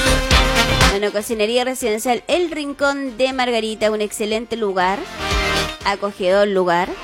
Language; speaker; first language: Spanish; native; Spanish